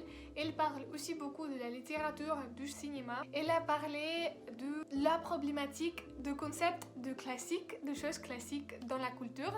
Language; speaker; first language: French; non-native, learner; Russian